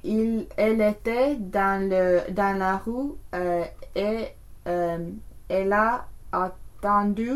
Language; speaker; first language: French; non-native, learner; English